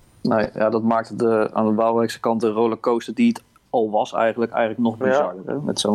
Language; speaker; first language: Dutch; native; Dutch